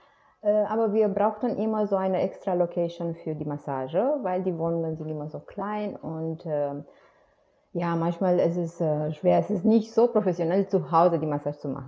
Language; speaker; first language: German; non-native, fluent; Romanian